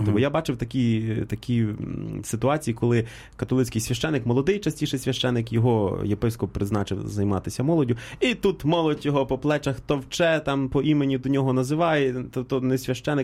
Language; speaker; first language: Ukrainian; native; Ukrainian